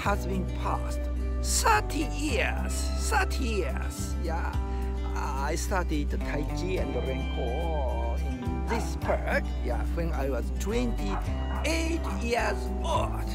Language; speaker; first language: English; non-native, learner; Japanese